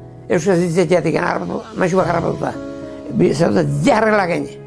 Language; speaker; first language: Basque; native; Basque